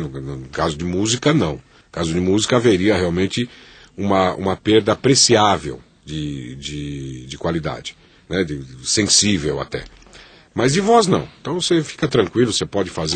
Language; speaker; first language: Portuguese; native; Portuguese